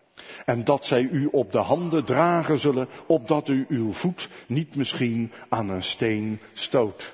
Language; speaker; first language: Dutch; native; Dutch